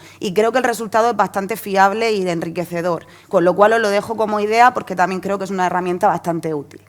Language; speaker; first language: Spanish; native; Spanish